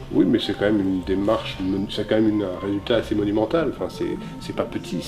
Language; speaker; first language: French; native; French